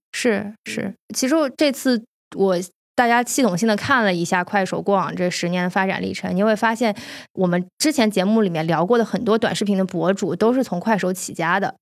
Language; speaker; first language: Chinese; native; Chinese